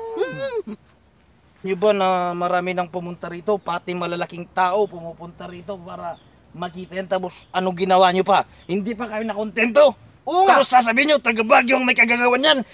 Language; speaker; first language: Filipino; non-native, local second language; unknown